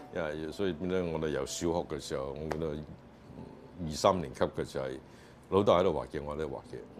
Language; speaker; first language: Chinese; native; Chinese